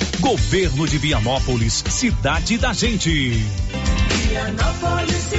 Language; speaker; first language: Portuguese; native; Portuguese